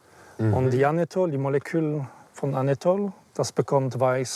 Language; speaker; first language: German; non-native, learner; French